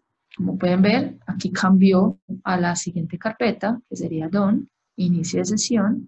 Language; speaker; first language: Spanish; native; Spanish